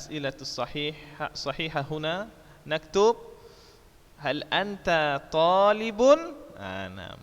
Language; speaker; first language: Arabic; non-native, fluent; Indonesian